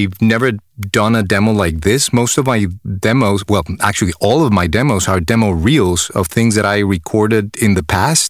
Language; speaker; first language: English; non-native, fluent; Spanish